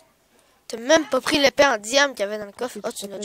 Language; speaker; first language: French; native; French